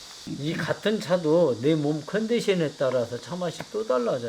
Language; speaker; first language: Korean; native; Korean